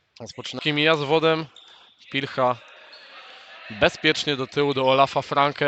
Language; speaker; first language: Polish; native; Polish